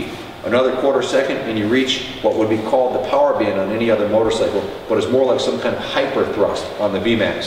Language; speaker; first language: English; native; English